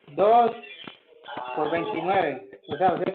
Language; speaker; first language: Spanish; native; Spanish